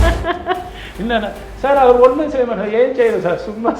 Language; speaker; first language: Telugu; non-native, local second language; Tamil